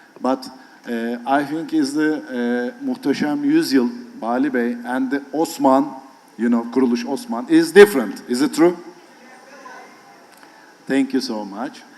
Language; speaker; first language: English; non-native, learner; Turkish